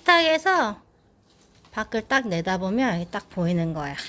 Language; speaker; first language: Korean; native; Korean